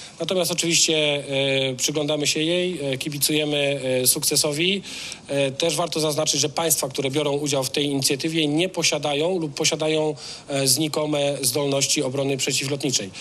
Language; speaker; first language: Polish; native; Polish